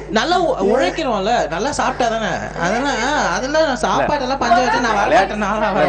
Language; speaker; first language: Tamil; native; Tamil